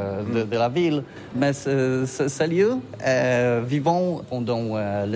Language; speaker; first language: French; non-native, learner; Polish